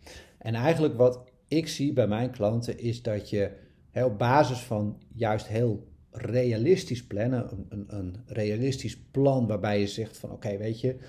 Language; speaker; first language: Dutch; native; Dutch